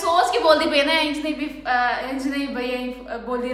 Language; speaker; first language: Punjabi; early bilingual, heritage; Urdu